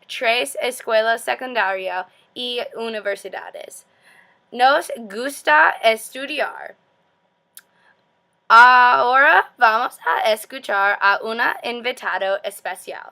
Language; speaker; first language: Spanish; non-native, learner; English